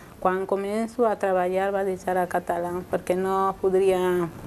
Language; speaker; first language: Catalan; non-native, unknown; Spanish